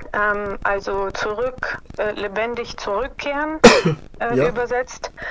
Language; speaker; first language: German; non-native, fluent; Ukrainian